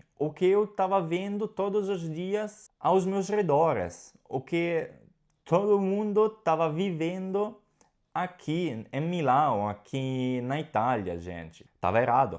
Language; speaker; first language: Portuguese; non-native, fluent; Italian